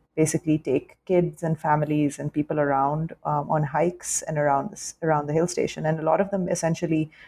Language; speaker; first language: English; non-native, local second language; Urdu